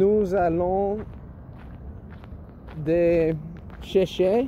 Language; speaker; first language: French; non-native, learner; English